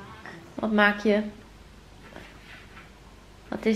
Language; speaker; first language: Dutch; native; Dutch